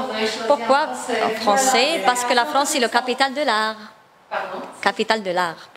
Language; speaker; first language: French; non-native, learner; Chinese